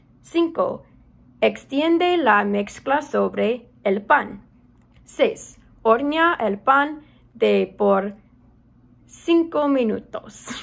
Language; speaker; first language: Spanish; non-native, learner; English